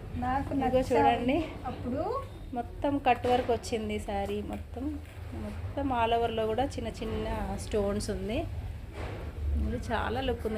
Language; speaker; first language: Telugu; native; Telugu